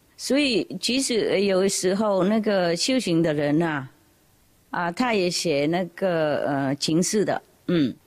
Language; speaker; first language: Chinese; non-native, fluent; Vietnamese